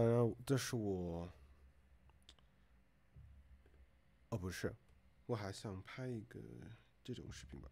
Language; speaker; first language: Chinese; non-native, fluent; English